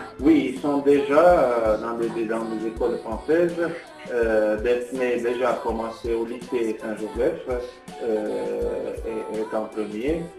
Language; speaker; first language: French; non-native, fluent; Turkish